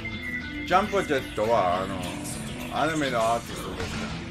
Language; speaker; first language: Japanese; non-native, learner; English